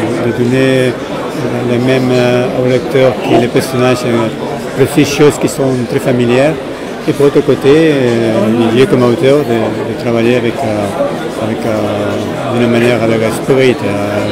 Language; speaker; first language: French; non-native, fluent; Spanish